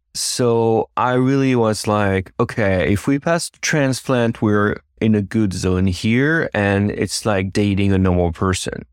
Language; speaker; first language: English; non-native, fluent; French